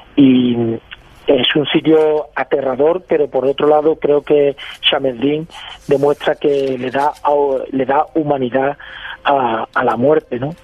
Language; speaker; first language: Spanish; native; Spanish